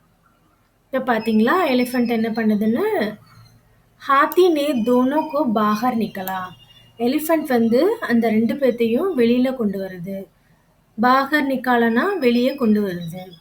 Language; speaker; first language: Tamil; native; Tamil